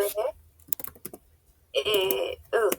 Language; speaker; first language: French; non-native, learner; Spanish